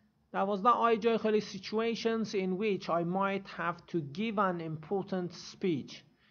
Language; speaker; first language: English; non-native, fluent; Persian